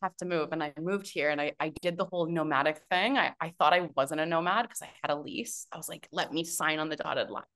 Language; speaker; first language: English; native; English